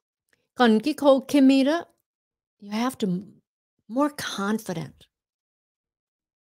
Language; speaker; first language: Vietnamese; early bilingual, heritage; Vietnamese